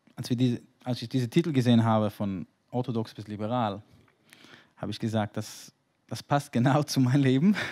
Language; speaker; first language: German; non-native, fluent; Hebrew